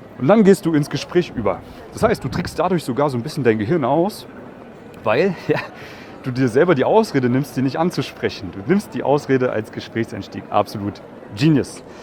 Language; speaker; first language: German; native; German